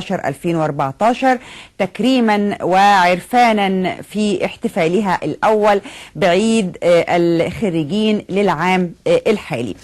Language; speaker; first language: Arabic; native; Arabic